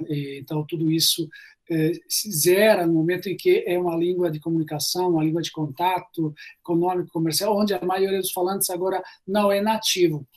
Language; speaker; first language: Portuguese; non-native, fluent; Italian